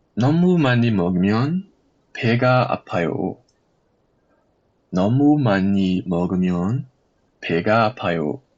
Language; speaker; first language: Korean; non-native, fluent; Portuguese